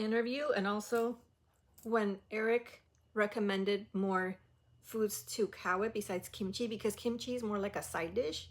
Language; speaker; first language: English; early bilingual, other home language; Spanish